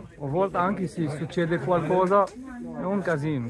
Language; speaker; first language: Italian; non-native, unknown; Arabic